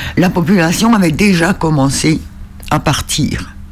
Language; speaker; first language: French; native; French